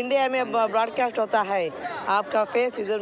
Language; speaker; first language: Hindi; non-native, local second language; Kannada